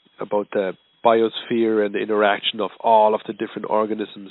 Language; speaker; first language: English; non-native, fluent; German